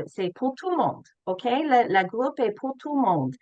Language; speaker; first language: French; non-native, learner; English